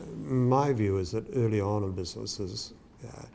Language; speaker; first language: English; native; English